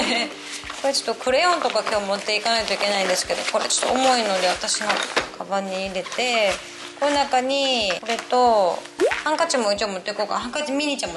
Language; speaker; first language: Japanese; native; Japanese